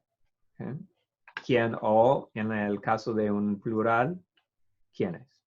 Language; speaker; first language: Spanish; non-native, fluent; English